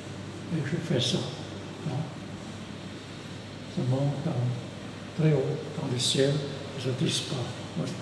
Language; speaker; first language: French; non-native, local second language; German